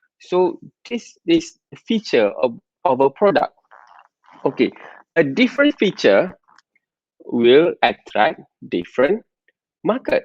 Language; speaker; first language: English; non-native, local second language; Malay